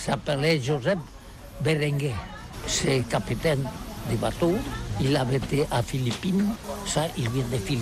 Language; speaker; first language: French; non-native, learner; Catalan